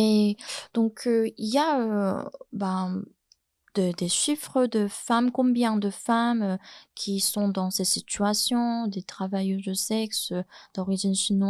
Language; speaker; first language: French; non-native, fluent; Chinese